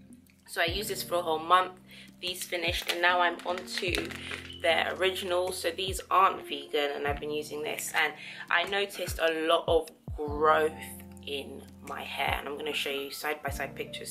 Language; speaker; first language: English; native; English